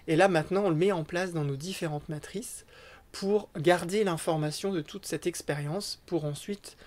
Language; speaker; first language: French; native; French